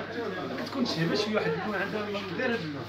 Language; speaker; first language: Arabic; native; Arabic